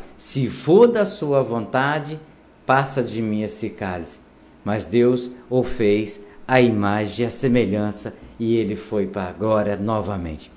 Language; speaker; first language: Portuguese; native; Portuguese